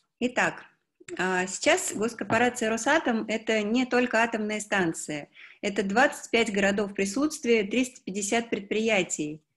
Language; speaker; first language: Russian; native; Russian